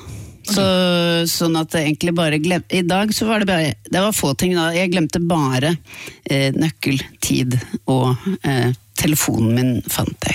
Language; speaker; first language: Norwegian; native; Norwegian